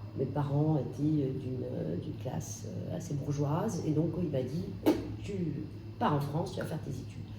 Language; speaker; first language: French; non-native, local second language; Arabic